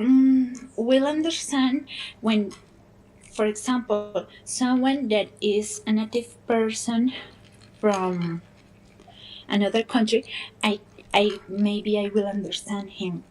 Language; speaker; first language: English; non-native, learner; Spanish